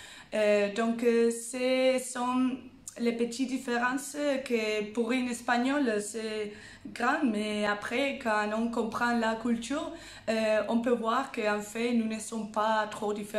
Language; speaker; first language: French; non-native, fluent; Spanish